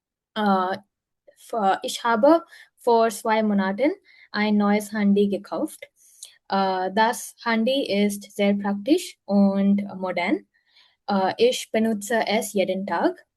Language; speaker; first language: German; non-native, learner; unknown